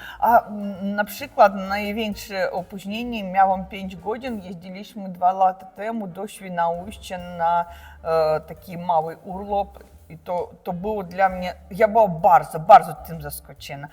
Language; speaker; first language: Polish; non-native, learner; Russian